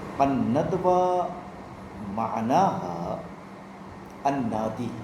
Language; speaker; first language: Arabic; non-native, fluent; Urdu